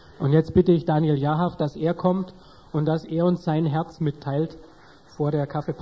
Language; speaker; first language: German; native; German